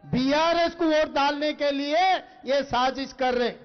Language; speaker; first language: Hindi; non-native, local second language; Telugu